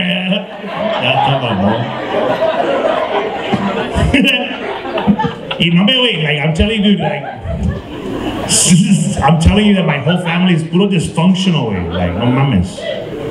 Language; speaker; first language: English; early bilingual, other home language; Spanish